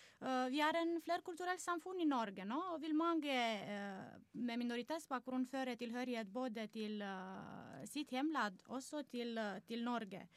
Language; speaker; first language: Norwegian; non-native, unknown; Romanian